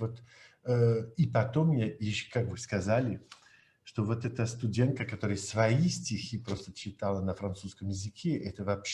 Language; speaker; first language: Russian; non-native, fluent; French